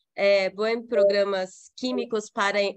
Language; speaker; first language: Spanish; non-native, fluent; Portuguese